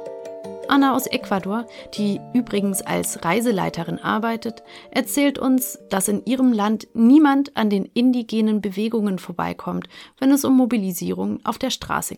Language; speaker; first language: German; native; German